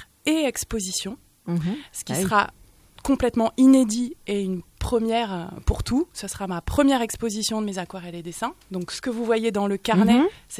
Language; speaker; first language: French; native; French